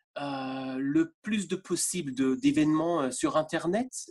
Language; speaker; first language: French; non-native, fluent; German